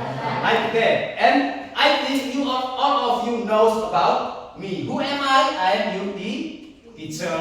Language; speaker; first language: English; non-native, learner; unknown